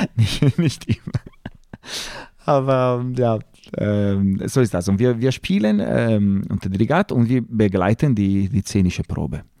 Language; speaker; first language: German; non-native, fluent; Italian